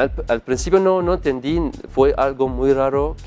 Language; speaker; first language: Spanish; non-native, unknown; Arabic